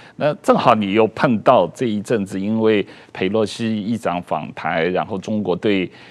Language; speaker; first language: Chinese; native; Chinese